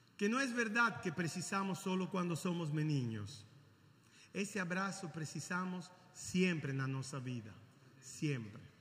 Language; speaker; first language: Spanish; native; Spanish